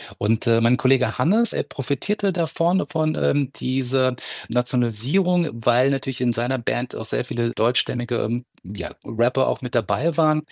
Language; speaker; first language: German; early bilingual, other home language; Turkish